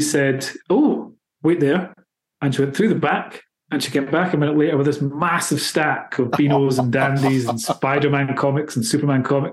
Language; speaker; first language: English; native; English